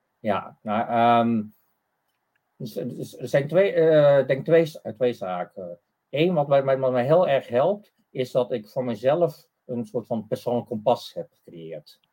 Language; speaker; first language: Dutch; early bilingual, other home language; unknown